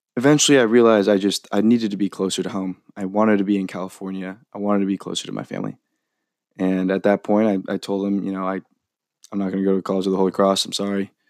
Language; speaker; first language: English; native; English